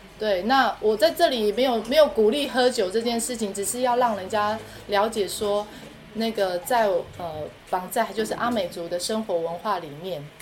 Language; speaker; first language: Chinese; non-native, local second language; Amis